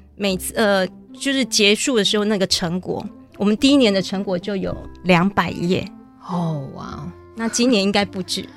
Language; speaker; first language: Chinese; native; Chinese